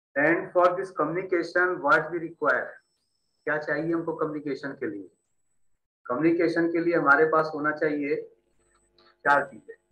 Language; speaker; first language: Hindi; native; Hindi